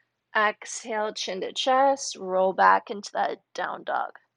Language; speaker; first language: English; native; English